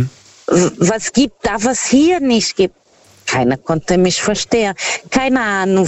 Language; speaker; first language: German; non-native, fluent; Portuguese